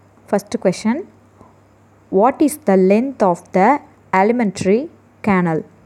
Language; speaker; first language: English; non-native, local second language; Tamil